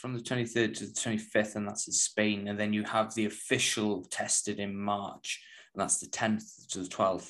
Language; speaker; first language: English; native; English